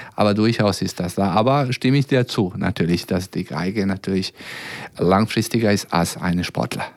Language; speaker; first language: German; non-native, fluent; Serbian